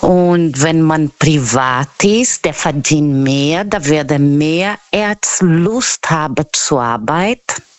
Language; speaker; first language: German; non-native, fluent; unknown